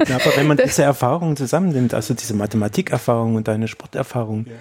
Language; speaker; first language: German; native; German